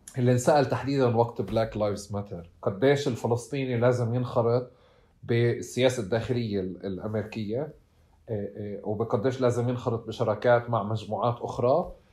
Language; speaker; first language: Arabic; native; Arabic